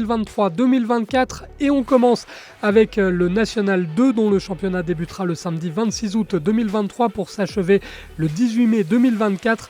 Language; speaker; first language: French; native; French